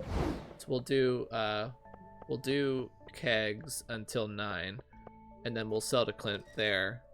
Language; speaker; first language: English; native; English